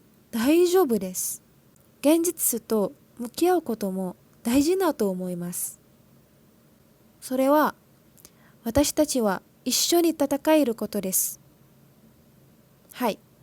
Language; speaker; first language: Japanese; non-native, learner; Malay